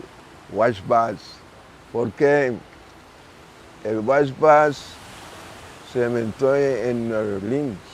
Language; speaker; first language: Spanish; non-native, local second language; English